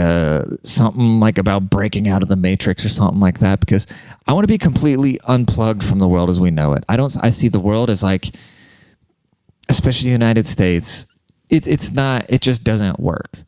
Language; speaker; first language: English; native; English